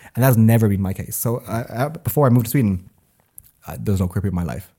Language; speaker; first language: English; native; English